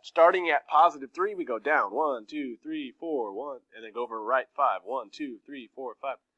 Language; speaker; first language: English; native; English